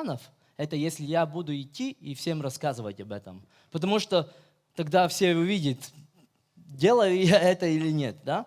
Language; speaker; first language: Russian; non-native, fluent; Latvian